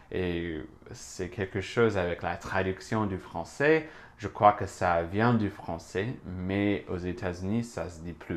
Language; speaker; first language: French; non-native, fluent; English